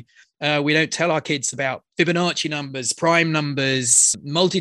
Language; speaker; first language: English; native; English